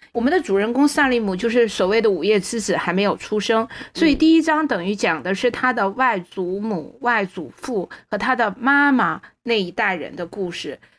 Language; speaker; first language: Chinese; native; Chinese